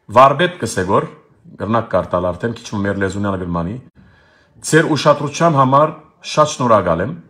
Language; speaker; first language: Armenian; early bilingual, heritage; Armenian